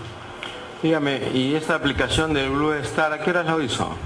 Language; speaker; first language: Spanish; native; Spanish